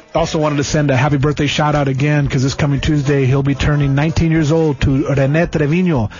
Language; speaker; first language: English; early bilingual, other home language; Spanish